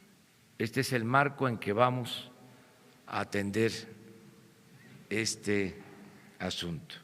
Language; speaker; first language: Spanish; native; Spanish